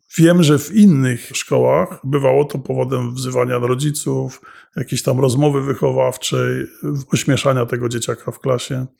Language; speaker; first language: Polish; non-native, local second language; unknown